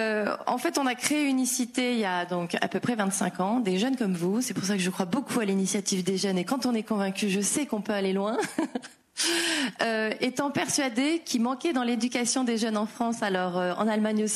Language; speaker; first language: French; native; French